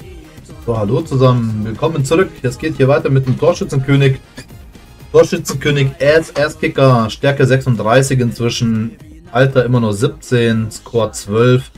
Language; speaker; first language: German; native; German